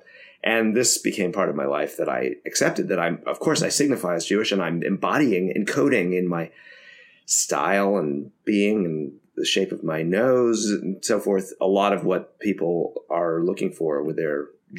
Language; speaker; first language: English; native; English